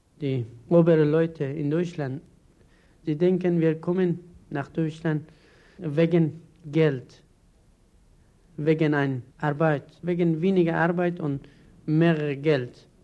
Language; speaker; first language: German; non-native, learner; Persian